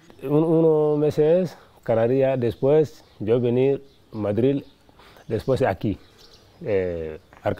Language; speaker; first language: Spanish; non-native, learner; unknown